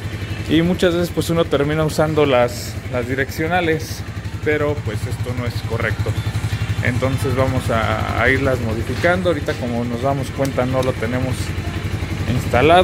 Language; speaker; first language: Spanish; native; Spanish